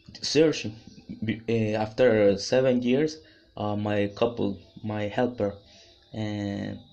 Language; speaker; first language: English; non-native, learner; Spanish